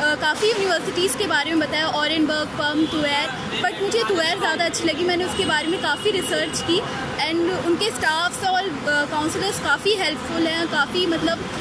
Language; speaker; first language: Hindi; native; Hindi